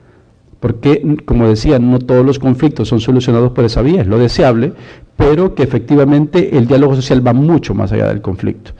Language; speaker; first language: Spanish; native; Spanish